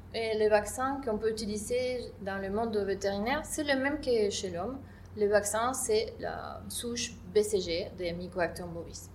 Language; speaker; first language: French; non-native, fluent; Spanish